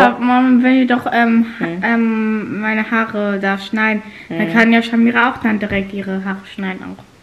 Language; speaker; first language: German; early bilingual, heritage; Filipino